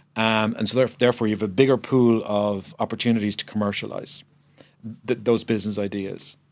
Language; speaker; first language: English; native; English